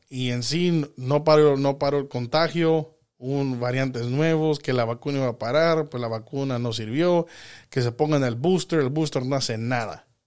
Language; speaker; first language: Spanish; early bilingual, heritage; Spanish